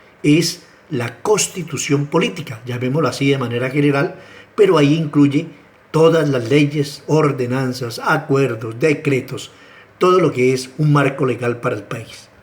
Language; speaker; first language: Spanish; native; Spanish